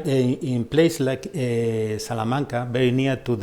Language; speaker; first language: English; non-native, fluent; Spanish